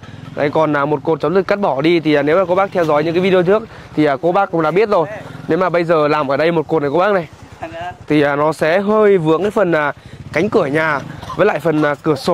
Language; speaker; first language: Vietnamese; native; Vietnamese